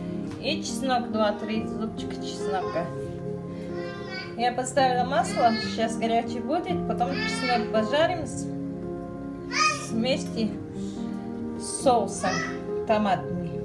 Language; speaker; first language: Russian; non-native, local second language; Tajik